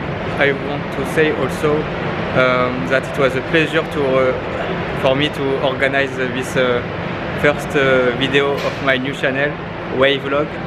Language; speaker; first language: English; non-native, learner; French